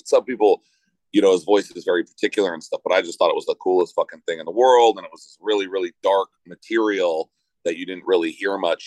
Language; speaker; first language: English; native; English